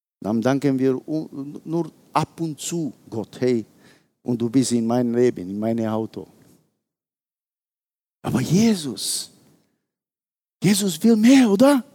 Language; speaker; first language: German; non-native, fluent; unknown